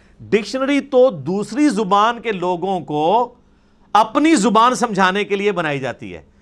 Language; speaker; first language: Urdu; non-native, local second language; Punjabi